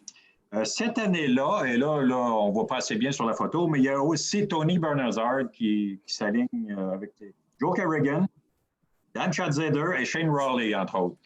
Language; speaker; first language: French; native; French